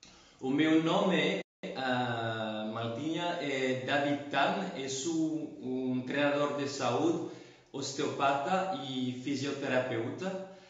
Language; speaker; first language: Portuguese; non-native, fluent; French